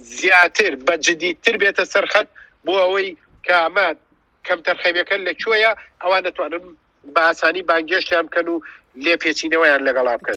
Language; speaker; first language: Central Kurdish; native; Central Kurdish